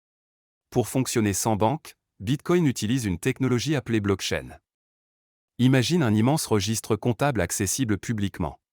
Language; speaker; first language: French; native; French